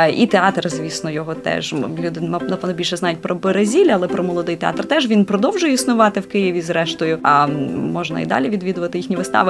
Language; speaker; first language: Ukrainian; native; Ukrainian